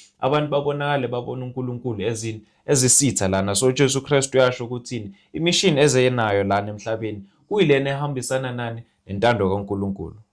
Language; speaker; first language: Zulu; native; Zulu